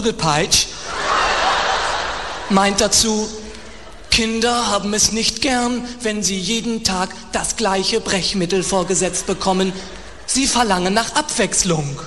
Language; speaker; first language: German; native; German